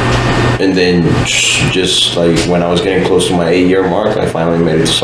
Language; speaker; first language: English; native; English